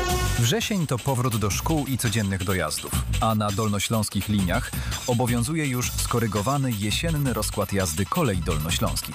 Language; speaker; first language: Polish; native; Polish